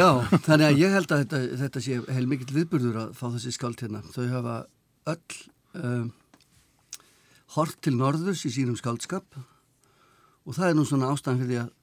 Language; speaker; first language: Icelandic; native; Icelandic